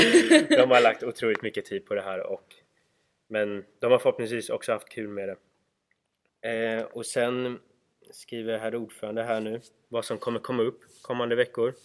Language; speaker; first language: Swedish; native; Swedish